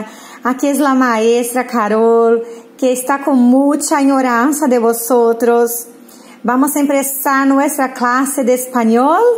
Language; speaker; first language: Spanish; non-native, fluent; Portuguese